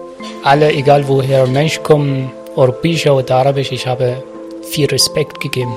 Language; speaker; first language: German; non-native, learner; Arabic